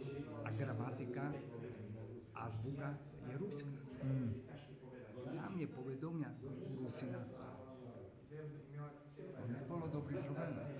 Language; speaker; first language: Slovak; non-native, local second language; Rusyn